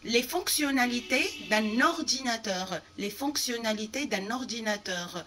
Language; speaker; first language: French; non-native, fluent; Arabic